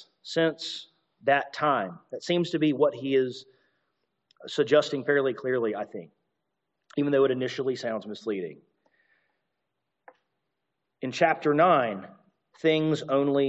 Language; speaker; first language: English; native; English